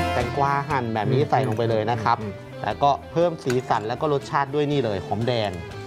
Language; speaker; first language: Thai; native; Thai